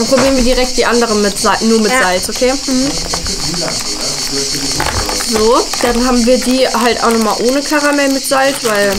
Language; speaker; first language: German; native; German